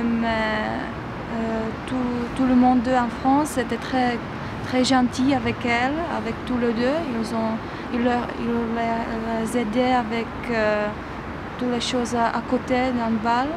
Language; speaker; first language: French; non-native, fluent; Czech